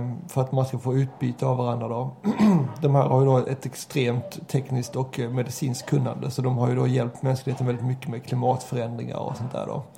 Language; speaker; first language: Swedish; native; Swedish